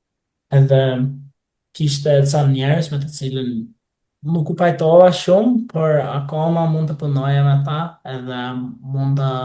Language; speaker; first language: Albanian; non-native, fluent; English